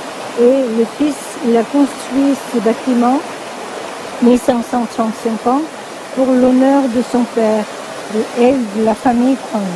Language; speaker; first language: French; non-native, fluent; Korean